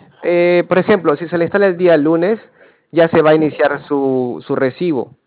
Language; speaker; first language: Spanish; native; Spanish